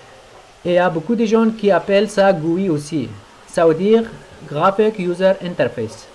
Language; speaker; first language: French; non-native, learner; Persian